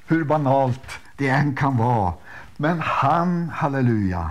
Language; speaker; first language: Swedish; native; Swedish